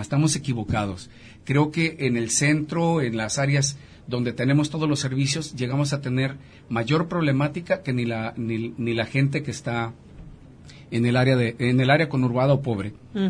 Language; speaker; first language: Spanish; native; Spanish